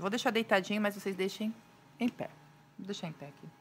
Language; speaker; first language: Portuguese; native; Portuguese